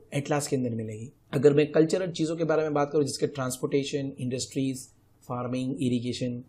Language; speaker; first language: Hindi; non-native, local second language; Gujarati